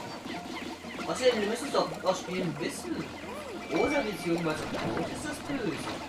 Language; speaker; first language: German; native; German